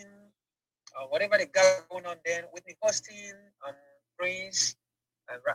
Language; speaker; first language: English; non-native, local second language; Igbo